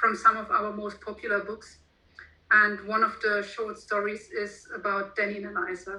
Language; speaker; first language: English; non-native, fluent; German